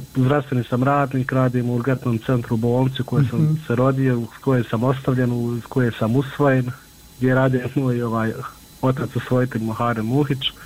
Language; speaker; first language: Serbian; native; Serbian